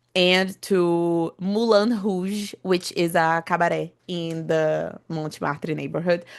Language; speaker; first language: English; non-native, fluent; Portuguese